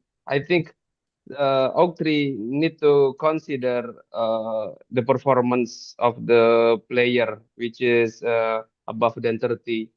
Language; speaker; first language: English; non-native, fluent; Indonesian